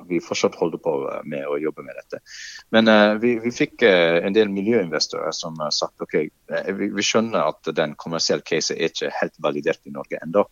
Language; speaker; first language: Norwegian; non-native, fluent; English